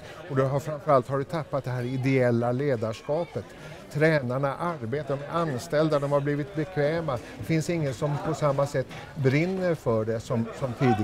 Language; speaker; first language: Swedish; native; Swedish